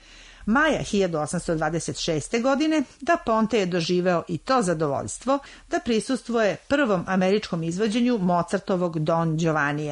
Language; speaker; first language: Serbian; native; Serbian